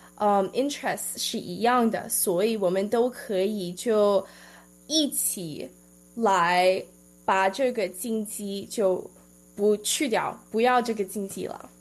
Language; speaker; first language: Chinese; early bilingual, heritage; Chinese